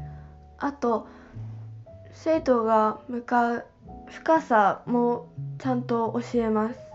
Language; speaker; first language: Japanese; non-native, fluent; Chinese